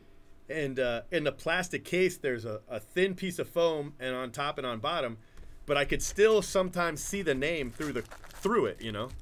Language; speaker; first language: English; native; English